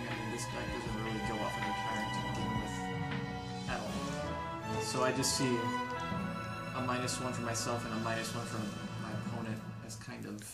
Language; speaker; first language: English; native; English